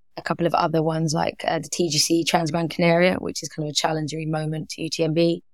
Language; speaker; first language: English; native; English